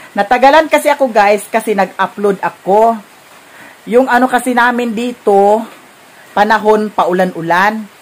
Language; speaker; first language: Filipino; non-native, local second language; Cebuano